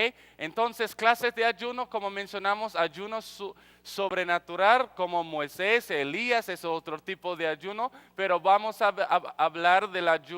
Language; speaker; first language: Spanish; non-native, fluent; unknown